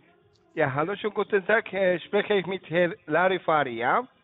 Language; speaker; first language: German; non-native, learner; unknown